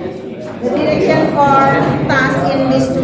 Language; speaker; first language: English; non-native, learner; Indonesian